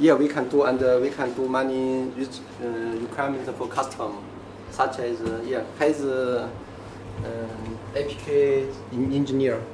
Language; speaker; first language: English; non-native, learner; Chinese